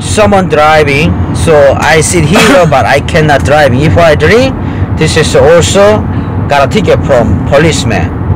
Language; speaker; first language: English; non-native, learner; Korean